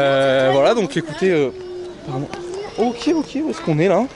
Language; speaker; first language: French; native; French